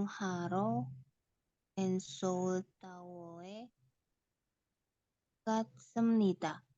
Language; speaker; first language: Korean; non-native, learner; Indonesian